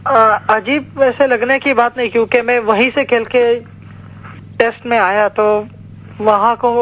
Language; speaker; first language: Hindi; non-native, local second language; Marathi